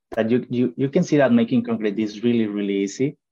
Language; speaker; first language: English; non-native, fluent; Spanish